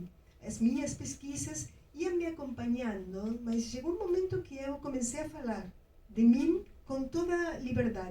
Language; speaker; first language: Portuguese; non-native, fluent; Spanish